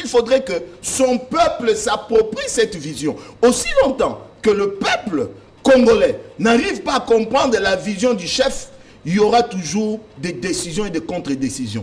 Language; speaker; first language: French; non-native, local second language; Lingala